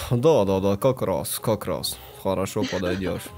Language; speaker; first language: Russian; non-native, learner; Tajik